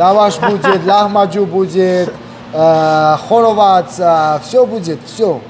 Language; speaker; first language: Russian; non-native, local second language; Armenian